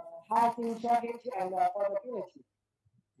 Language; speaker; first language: English; non-native, learner; Chinese